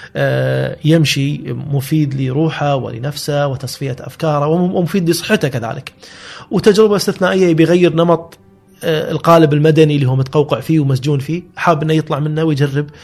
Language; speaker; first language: Arabic; native; Arabic